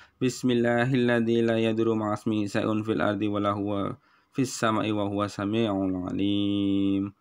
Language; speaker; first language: Arabic; non-native, learner; Indonesian